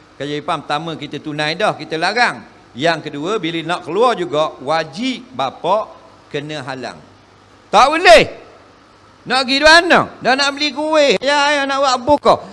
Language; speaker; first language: Malay; native; Malay